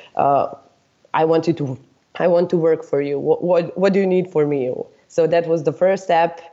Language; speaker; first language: English; non-native, fluent; Serbian